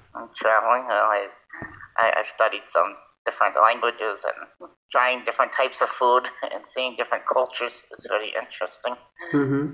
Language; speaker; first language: English; native; English